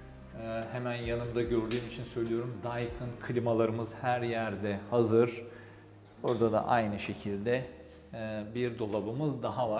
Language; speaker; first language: Turkish; native; Turkish